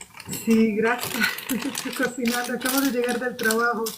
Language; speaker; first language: Spanish; early bilingual, other home language; Portuguese